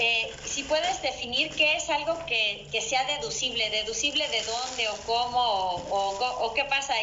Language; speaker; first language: Spanish; native; Spanish